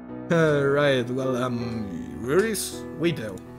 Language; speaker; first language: English; non-native, fluent; German